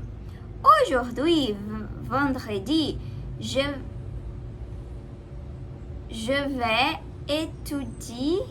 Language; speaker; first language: French; non-native, learner; Portuguese